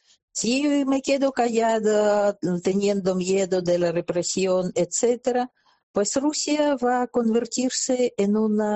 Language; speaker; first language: Spanish; non-native, fluent; Russian